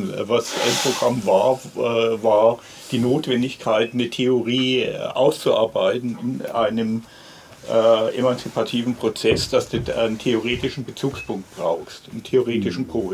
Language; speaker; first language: German; native; German